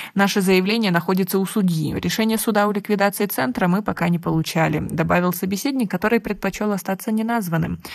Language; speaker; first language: Russian; non-native, local second language; Tajik